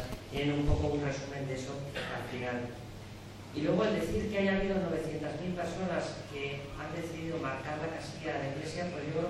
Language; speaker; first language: Spanish; native; Spanish